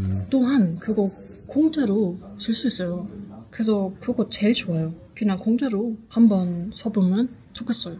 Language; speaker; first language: Korean; non-native, learner; German